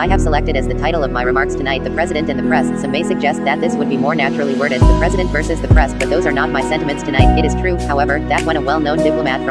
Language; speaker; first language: English; native; English